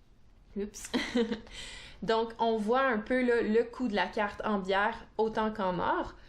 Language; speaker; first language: French; native; French